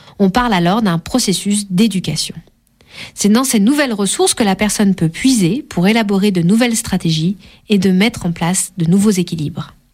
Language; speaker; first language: French; native; French